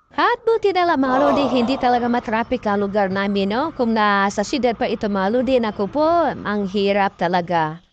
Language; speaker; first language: Filipino; non-native, local second language; Cebuano